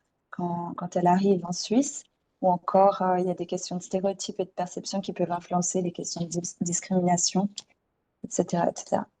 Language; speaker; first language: French; native; French